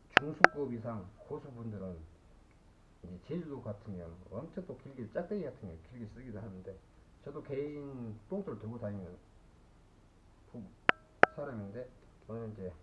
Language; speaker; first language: Korean; native; Korean